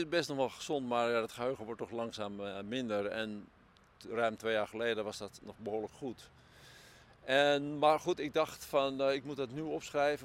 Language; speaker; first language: Dutch; native; Dutch